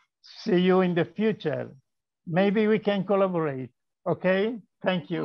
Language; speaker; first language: English; non-native, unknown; Italian